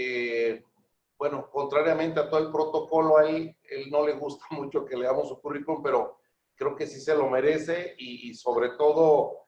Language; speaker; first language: Spanish; native; Spanish